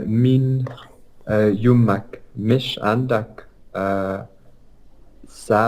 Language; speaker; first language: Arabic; non-native, learner; English